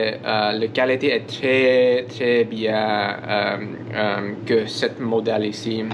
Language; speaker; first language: French; non-native, learner; English